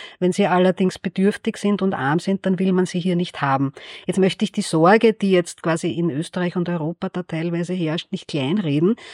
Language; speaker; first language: German; native; German